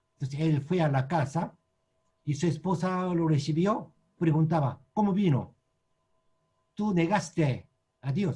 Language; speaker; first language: Spanish; non-native, learner; Korean